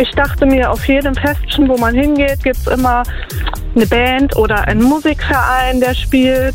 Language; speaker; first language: German; native; German